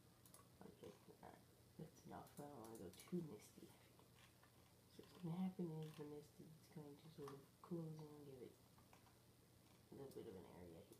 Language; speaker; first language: English; native; English